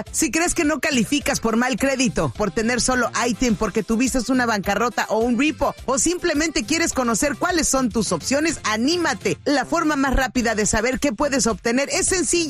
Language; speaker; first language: Spanish; native; Spanish